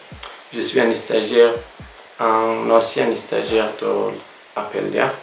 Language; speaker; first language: French; non-native, learner; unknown